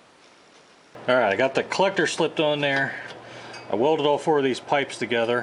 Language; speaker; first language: English; native; English